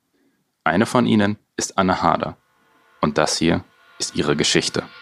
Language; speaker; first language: German; native; German